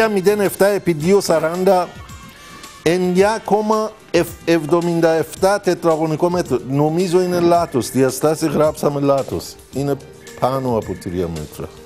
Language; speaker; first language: Greek; non-native, learner; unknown